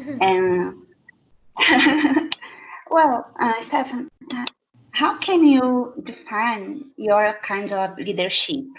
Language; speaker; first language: English; non-native, fluent; Portuguese